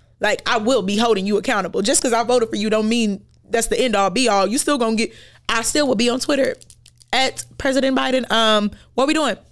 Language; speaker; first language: English; native; English